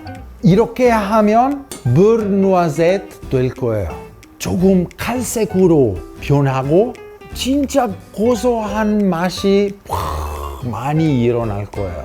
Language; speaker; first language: Korean; non-native, fluent; Italian